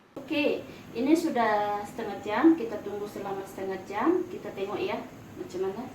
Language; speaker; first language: Malay; non-native, local second language; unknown